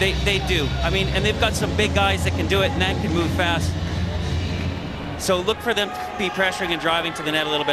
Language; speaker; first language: English; native; English